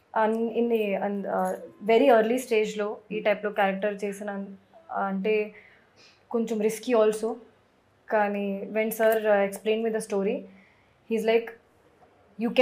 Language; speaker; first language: Telugu; non-native, fluent; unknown